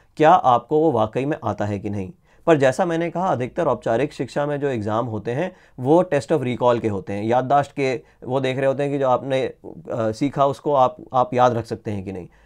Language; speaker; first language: Hindi; native; Hindi